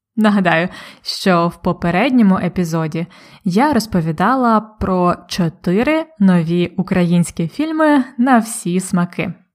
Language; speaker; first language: Ukrainian; native; Ukrainian